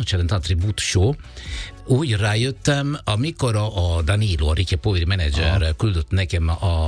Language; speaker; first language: Hungarian; non-native, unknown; Italian